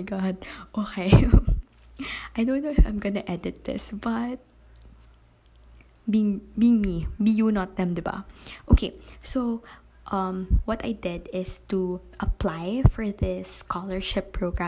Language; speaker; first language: English; non-native, local second language; Kinaray-a